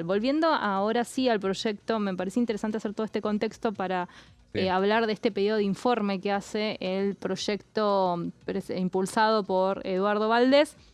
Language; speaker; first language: Spanish; native; Spanish